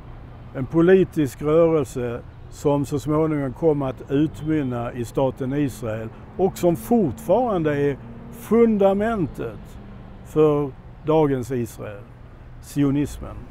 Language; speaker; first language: Swedish; non-native, fluent; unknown